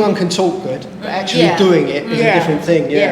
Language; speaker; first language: English; native; English